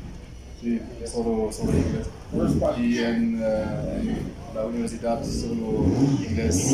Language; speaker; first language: Spanish; non-native, learner; German